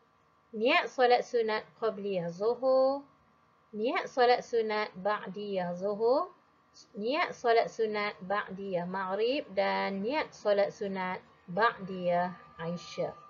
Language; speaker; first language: Malay; native; Malay